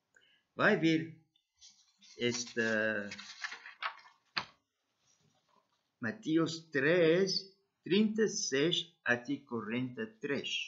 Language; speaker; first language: Portuguese; non-native, learner; English